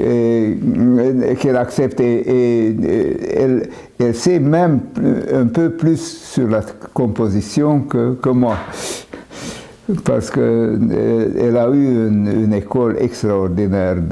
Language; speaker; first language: French; non-native, fluent; Hungarian